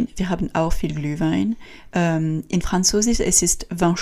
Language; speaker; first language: German; non-native, learner; French